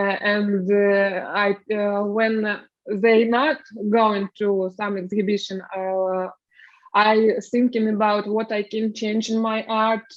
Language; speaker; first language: English; non-native, learner; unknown